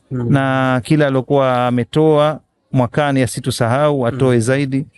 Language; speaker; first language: Swahili; native; Swahili